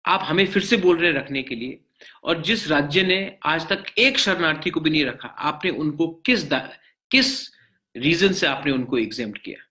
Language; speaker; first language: Hindi; non-native, local second language; Bangla